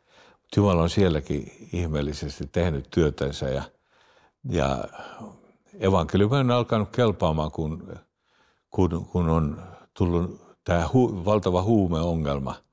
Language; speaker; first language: Finnish; early bilingual, heritage; Finnish